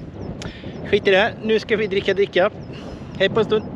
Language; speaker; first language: Swedish; native; Swedish